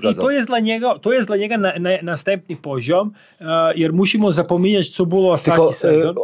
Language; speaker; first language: Polish; non-native, learner; Serbian